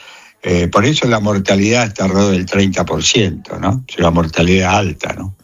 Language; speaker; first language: Spanish; native; Spanish